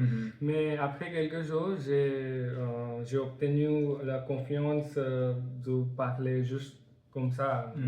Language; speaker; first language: French; non-native, learner; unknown